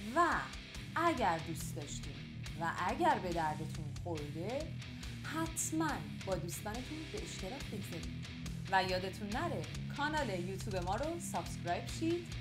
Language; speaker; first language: Persian; native; Persian